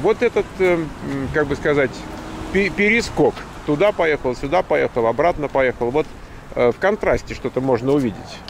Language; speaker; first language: Russian; native; Russian